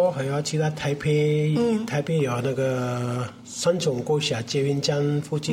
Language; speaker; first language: Chinese; non-native, learner; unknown